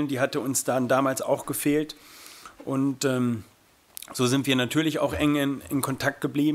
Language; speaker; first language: German; native; German